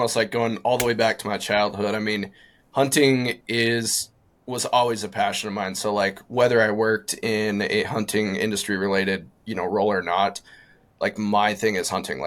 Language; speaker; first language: English; native; English